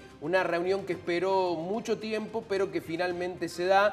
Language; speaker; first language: Spanish; native; Spanish